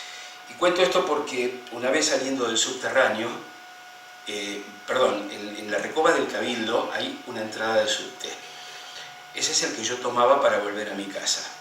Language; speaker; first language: Spanish; native; Spanish